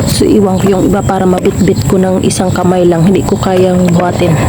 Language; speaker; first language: Filipino; non-native, local second language; Hiligaynon